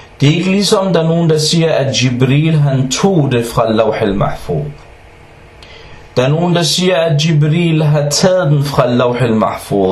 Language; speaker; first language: Danish; non-native, fluent; Arabic